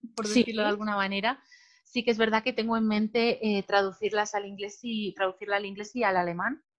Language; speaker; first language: Spanish; native; Spanish